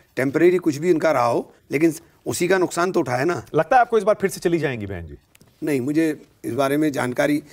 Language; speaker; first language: Hindi; native; Hindi